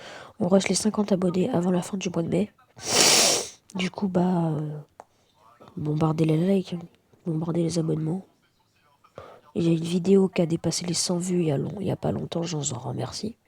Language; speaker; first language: French; native; French